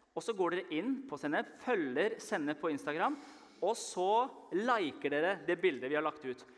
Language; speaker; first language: Norwegian; early bilingual, other home language; Persian